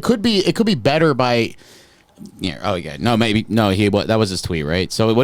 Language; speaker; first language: English; native; English